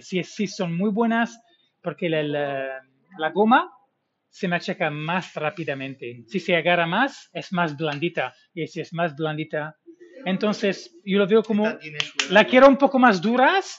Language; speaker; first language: Spanish; non-native, fluent; English